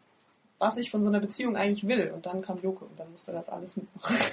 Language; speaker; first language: German; native; German